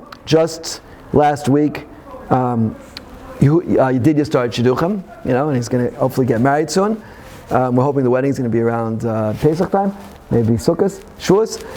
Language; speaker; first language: English; native; English